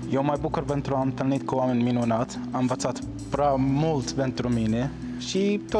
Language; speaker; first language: Romanian; non-native, learner; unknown